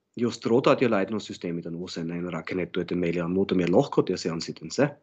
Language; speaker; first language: Finnish; non-native, fluent; German